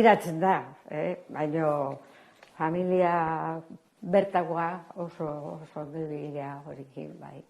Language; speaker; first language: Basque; non-native, local second language; Spanish